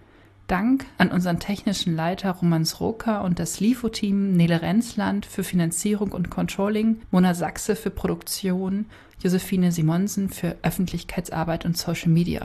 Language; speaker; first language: German; native; German